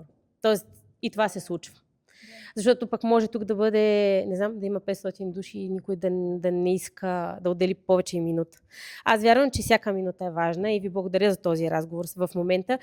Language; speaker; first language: Bulgarian; native; Bulgarian